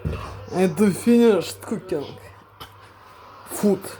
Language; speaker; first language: English; non-native, learner; Russian